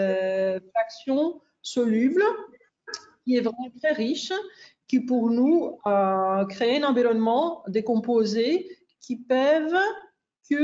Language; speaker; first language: French; non-native, fluent; Greek